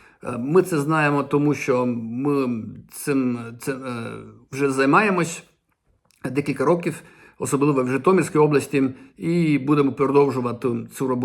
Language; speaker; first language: Ukrainian; non-native, fluent; Estonian